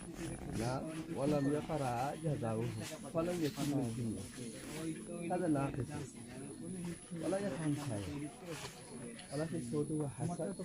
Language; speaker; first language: Arabic; non-native, fluent; Rohingya